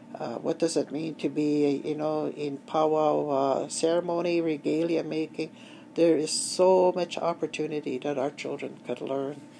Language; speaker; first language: English; native; English